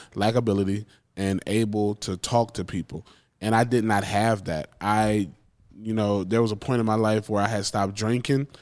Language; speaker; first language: English; native; English